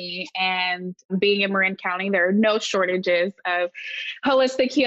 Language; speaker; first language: English; native; English